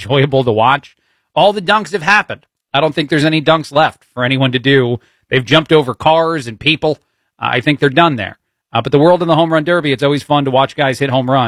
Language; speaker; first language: English; native; English